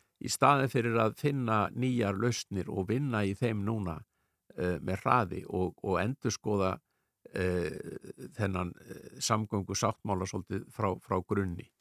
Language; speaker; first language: Icelandic; native; Icelandic